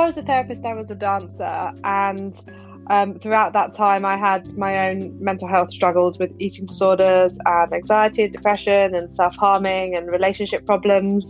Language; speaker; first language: English; native; English